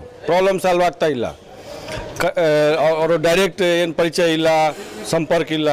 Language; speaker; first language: Kannada; non-native, learner; Hindi